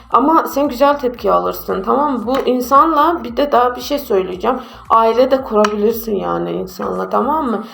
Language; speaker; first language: Turkish; non-native, fluent; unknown